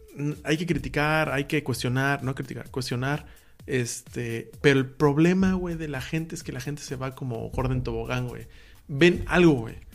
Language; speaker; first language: Spanish; native; Spanish